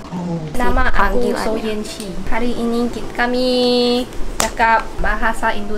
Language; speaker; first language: Indonesian; non-native, learner; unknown